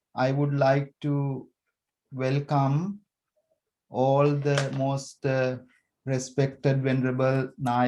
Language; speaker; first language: English; non-native, local second language; Sinhala